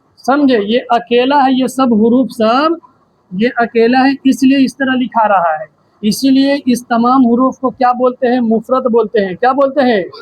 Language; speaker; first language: Hindi; native; Hindi